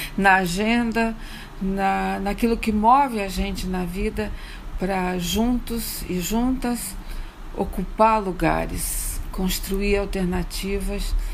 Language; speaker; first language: Portuguese; native; Portuguese